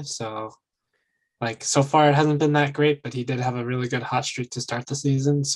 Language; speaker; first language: English; native; English